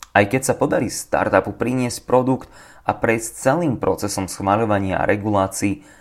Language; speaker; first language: English; non-native, fluent; Slovak